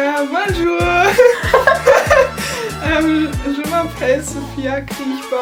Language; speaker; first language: French; non-native, learner; German